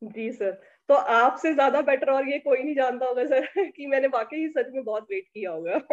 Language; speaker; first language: Hindi; native; Hindi